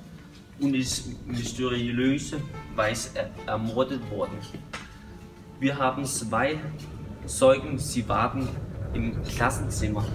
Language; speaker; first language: German; non-native, learner; Danish